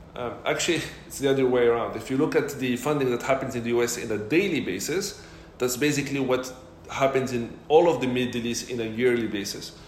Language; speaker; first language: English; non-native, fluent; Arabic